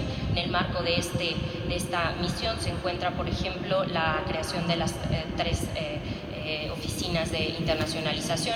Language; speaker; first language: Spanish; native; Spanish